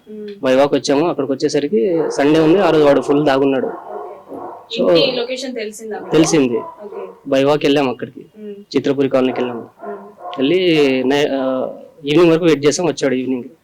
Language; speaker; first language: Telugu; native; Telugu